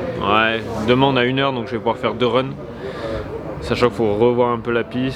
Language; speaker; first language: French; native; French